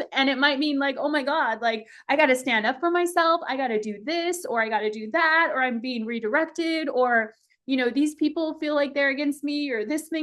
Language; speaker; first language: English; native; English